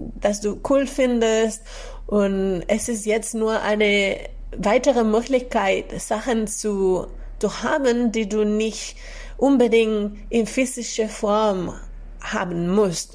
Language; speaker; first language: German; non-native, fluent; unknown